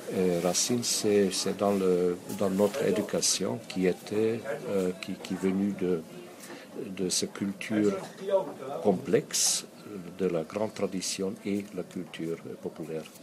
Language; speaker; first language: French; non-native, fluent; Hungarian